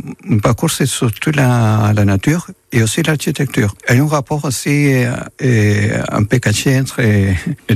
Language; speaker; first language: French; non-native, learner; Spanish